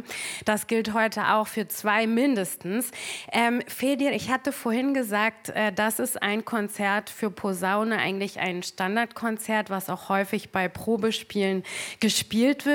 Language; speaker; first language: German; native; German